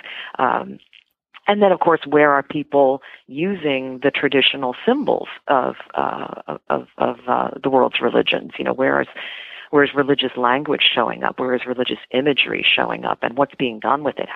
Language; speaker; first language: English; native; English